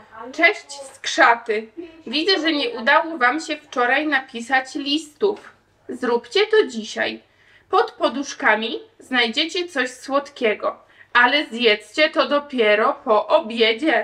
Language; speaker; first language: Polish; native; Polish